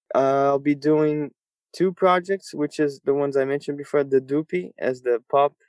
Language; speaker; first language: English; non-native, fluent; Portuguese